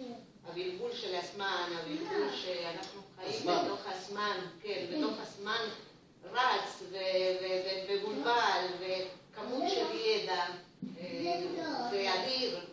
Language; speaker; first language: Hebrew; non-native, fluent; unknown